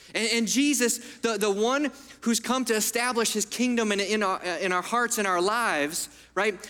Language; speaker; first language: English; early bilingual, other home language; Italian